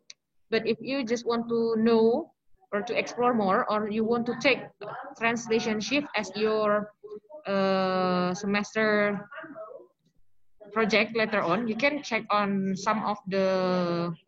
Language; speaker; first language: English; non-native, local second language; Indonesian